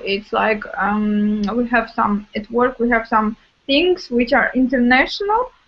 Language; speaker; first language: English; non-native, fluent; Russian